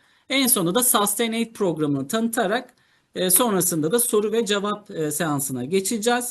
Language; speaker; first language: Turkish; native; Turkish